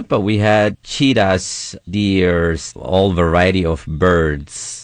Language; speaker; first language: English; non-native, fluent; Sidamo